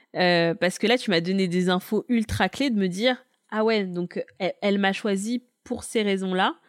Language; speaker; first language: French; native; French